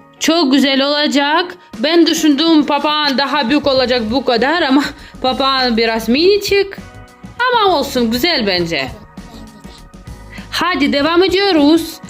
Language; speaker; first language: Turkish; non-native, learner; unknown